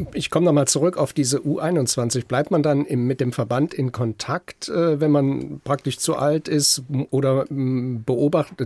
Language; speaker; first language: German; native; German